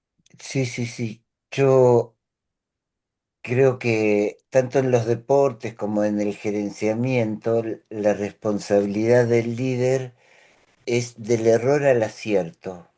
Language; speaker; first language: Spanish; native; Spanish